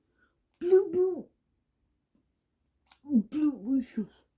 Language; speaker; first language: French; non-native, learner; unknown